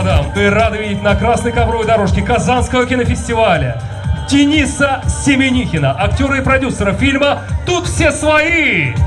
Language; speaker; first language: Russian; native; Russian